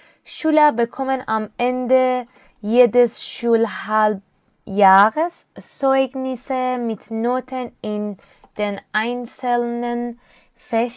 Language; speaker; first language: German; non-native, fluent; Persian